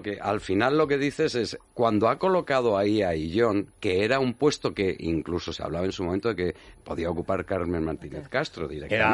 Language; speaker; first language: Spanish; native; Spanish